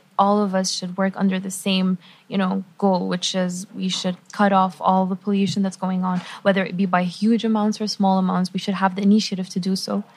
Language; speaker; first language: English; non-native, fluent; Arabic